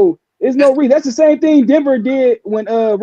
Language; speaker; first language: English; native; English